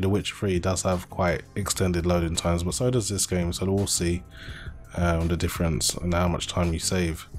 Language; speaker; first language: English; native; English